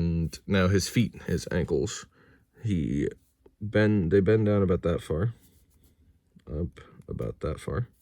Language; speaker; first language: English; native; English